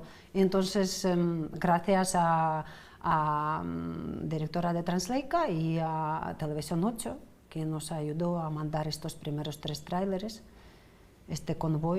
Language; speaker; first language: Spanish; non-native, fluent; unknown